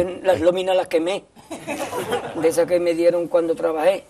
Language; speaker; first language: Spanish; native; Spanish